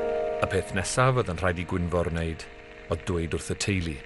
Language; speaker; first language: Welsh; native; Welsh